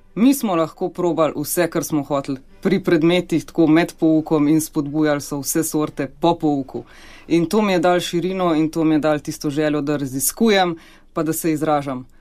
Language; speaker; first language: Slovenian; native; Slovenian